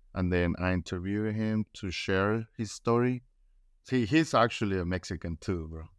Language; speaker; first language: English; non-native, learner; Spanish